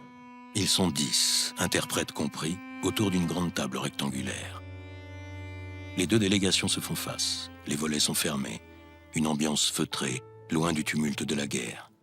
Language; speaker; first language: French; native; French